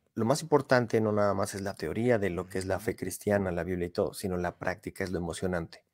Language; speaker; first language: Spanish; native; Spanish